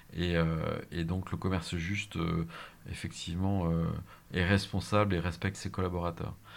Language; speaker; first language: French; native; French